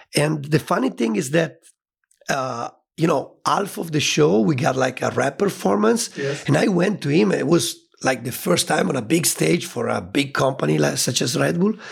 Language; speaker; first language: English; non-native, fluent; Italian